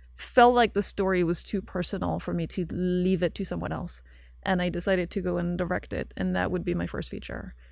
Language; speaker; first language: English; non-native, fluent; French